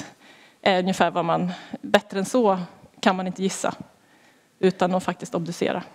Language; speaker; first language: Swedish; native; Swedish